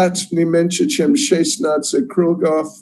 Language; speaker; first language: Russian; non-native, learner; English